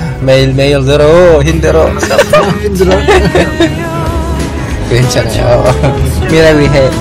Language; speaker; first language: Korean; non-native, learner; Indonesian